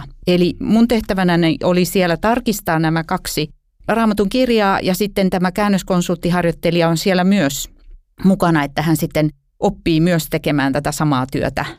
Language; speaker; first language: Finnish; native; Finnish